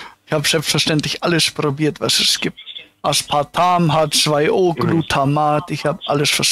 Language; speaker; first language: German; native; German